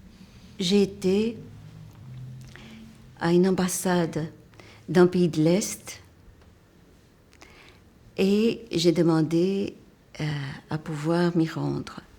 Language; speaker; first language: French; non-native, fluent; Portuguese